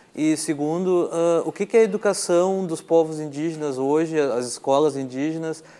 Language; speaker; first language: Portuguese; native; Portuguese